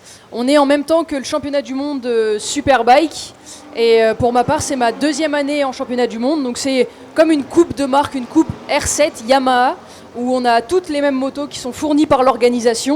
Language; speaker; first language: French; native; French